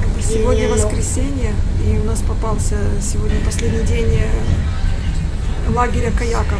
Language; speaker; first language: Russian; native; Russian